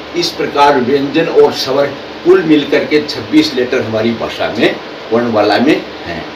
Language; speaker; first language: Hindi; native; Hindi